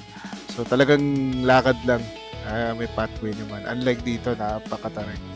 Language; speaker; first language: Filipino; native; Filipino